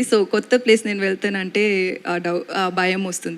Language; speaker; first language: Telugu; non-native, local second language; Tamil